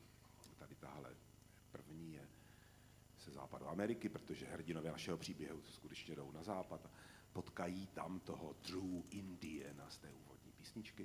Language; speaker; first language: Czech; native; Czech